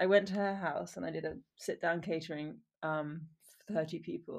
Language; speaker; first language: English; native; English